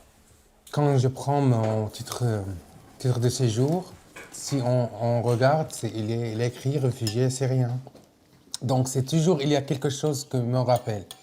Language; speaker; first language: French; non-native, learner; Arabic